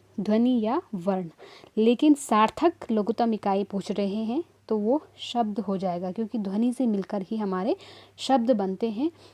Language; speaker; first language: Hindi; native; Hindi